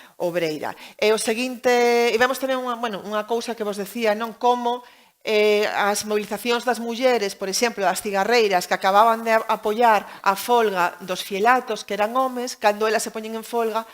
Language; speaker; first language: Galician; native; Galician